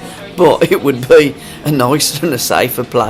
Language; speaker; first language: English; native; English